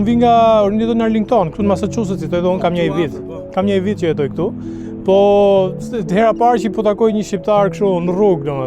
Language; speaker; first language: Albanian; native; Albanian